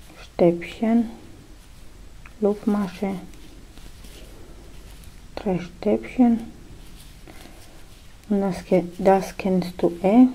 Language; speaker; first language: German; non-native, fluent; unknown